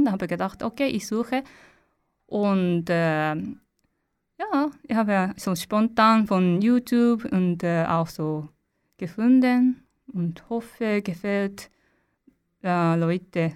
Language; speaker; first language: German; non-native, learner; Japanese